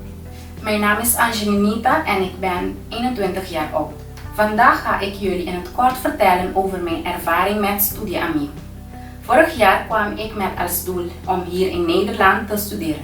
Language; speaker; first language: Dutch; non-native, local second language; Papiamento